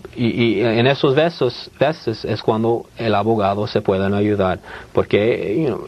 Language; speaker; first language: Spanish; early bilingual, heritage; Spanish